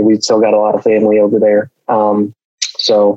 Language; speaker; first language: English; early bilingual, other home language; Chinese